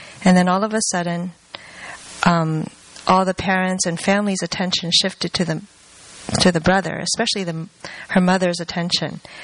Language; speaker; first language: English; early bilingual, other home language; Chinese